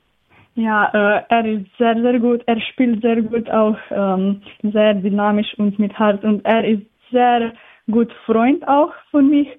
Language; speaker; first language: German; non-native, learner; Slovenian